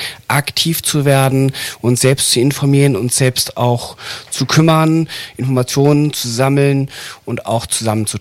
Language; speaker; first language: German; native; German